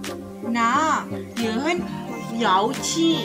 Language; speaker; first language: Chinese; non-native, learner; Malay